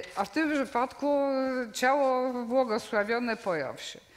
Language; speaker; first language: Polish; native; Polish